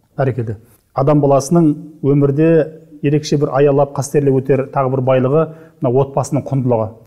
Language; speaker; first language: Kazakh; native; Kazakh